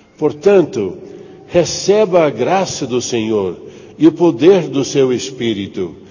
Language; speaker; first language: Portuguese; non-native, fluent; English